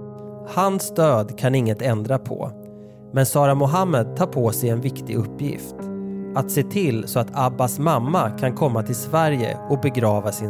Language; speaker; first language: Swedish; native; Swedish